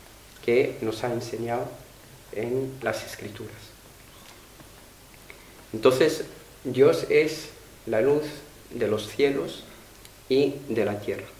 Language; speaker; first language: Spanish; non-native, fluent; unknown